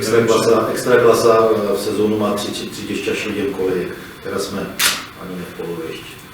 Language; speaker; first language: Polish; non-native, learner; Czech